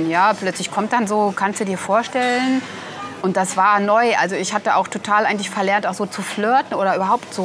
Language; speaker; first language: German; native; German